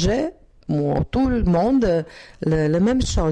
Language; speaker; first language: French; non-native, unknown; Croatian